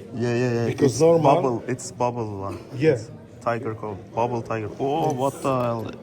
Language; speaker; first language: English; non-native, learner; Turkish